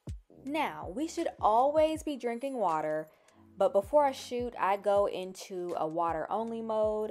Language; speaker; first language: English; native; English